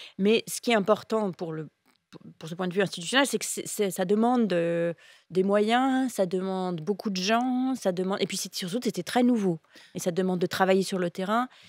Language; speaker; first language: French; native; French